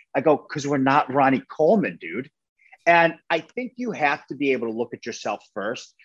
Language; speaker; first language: English; native; English